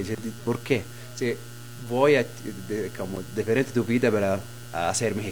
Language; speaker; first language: Spanish; non-native, learner; Arabic